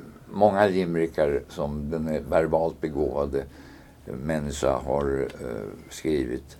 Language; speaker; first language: Swedish; native; Swedish